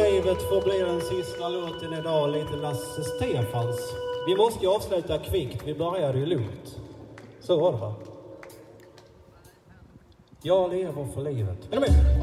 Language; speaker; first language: Swedish; native; Swedish